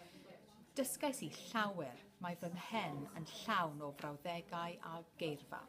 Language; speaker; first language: Welsh; non-native, learner; English